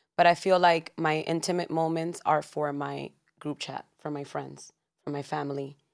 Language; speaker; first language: English; early bilingual, other home language; Spanish